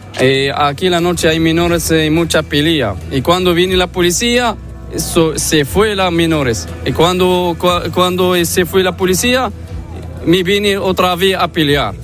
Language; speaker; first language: Spanish; non-native, learner; Arabic